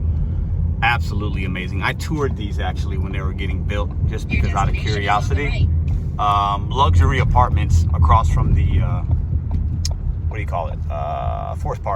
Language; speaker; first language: English; native; English